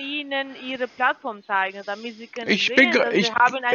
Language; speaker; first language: German; non-native, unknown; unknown